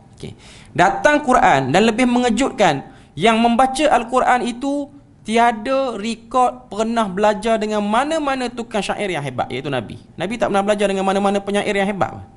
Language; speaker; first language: Malay; native; Malay